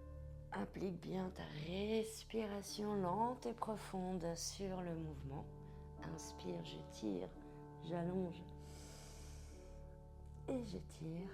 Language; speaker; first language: French; native; French